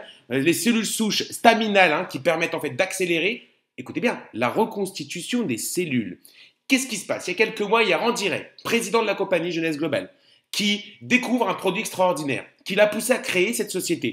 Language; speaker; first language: French; native; French